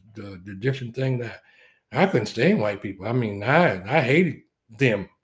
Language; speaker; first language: English; native; English